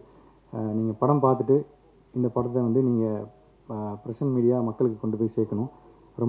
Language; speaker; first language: Tamil; native; Tamil